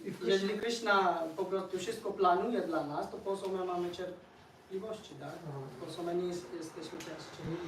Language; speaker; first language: Polish; non-native, learner; Hindi